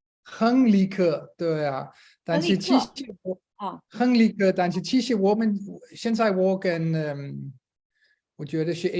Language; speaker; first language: Chinese; non-native, learner; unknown